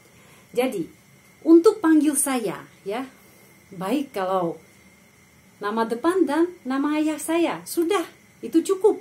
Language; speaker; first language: Indonesian; non-native, fluent; Russian